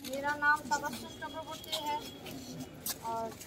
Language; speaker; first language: Hindi; non-native, local second language; Bangla